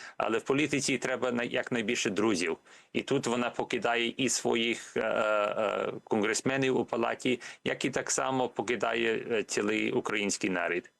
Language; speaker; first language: Ukrainian; early bilingual, heritage; Ukrainian